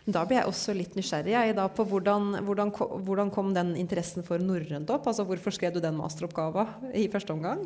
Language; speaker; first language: Norwegian; native; Norwegian